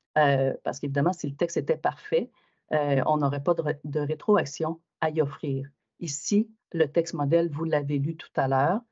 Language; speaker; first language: French; native; French